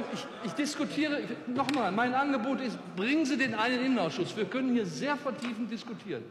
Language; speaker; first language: German; native; German